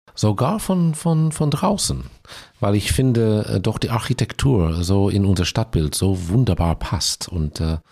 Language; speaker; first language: German; non-native, fluent; English